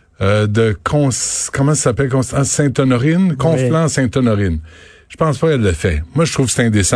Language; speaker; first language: French; native; French